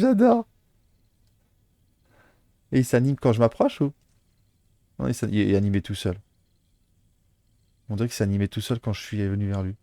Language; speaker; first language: French; native; French